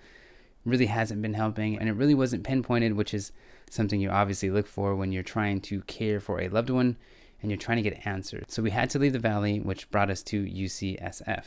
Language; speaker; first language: English; native; English